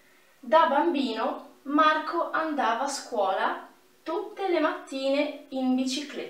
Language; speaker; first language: Italian; non-native, fluent; Portuguese